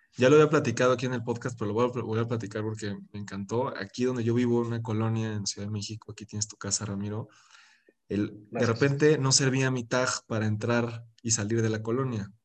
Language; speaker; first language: Spanish; native; Spanish